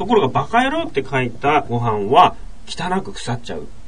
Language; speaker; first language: Japanese; native; Japanese